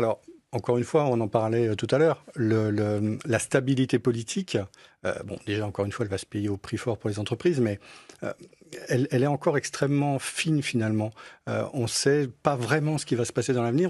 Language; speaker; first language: French; native; French